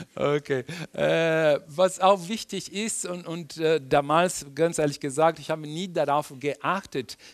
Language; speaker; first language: German; non-native, fluent; Portuguese